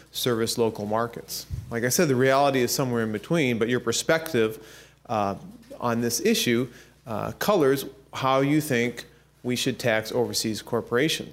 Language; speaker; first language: English; native; English